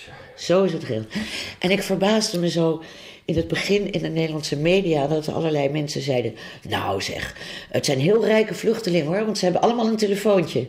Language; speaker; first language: Dutch; native; Dutch